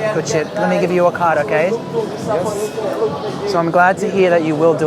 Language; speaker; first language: English; native; English